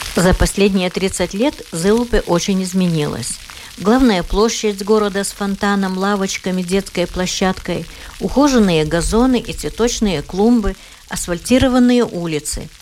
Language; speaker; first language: Russian; non-native, local second language; Latvian